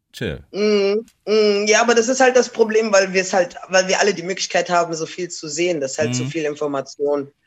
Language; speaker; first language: German; early bilingual, other home language; Portuguese